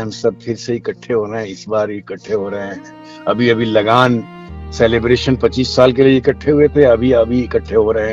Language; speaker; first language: Hindi; native; Hindi